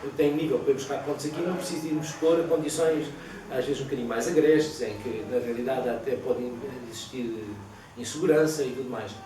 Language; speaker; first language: Portuguese; native; Portuguese